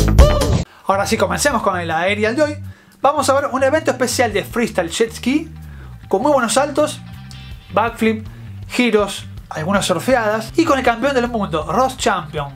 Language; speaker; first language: Spanish; native; Spanish